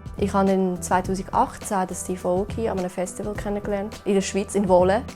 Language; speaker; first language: German; early bilingual, other home language; Turkish